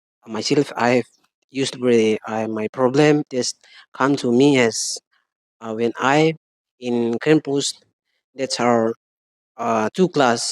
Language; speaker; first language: English; non-native, learner; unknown